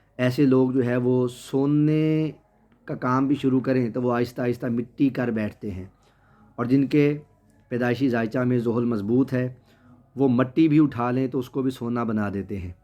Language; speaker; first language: Urdu; native; Urdu